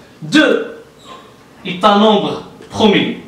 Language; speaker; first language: French; non-native, local second language; Arabic